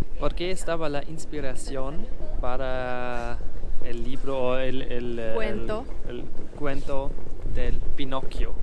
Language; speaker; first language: Spanish; non-native, learner; German